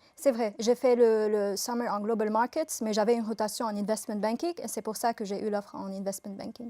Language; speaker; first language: French; non-native, local second language; Arabic